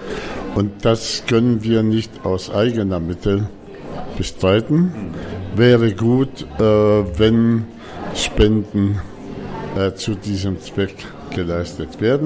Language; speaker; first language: German; non-native, fluent; Arabic